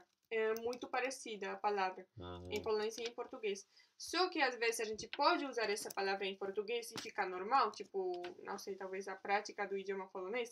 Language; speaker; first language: Portuguese; non-native, fluent; Polish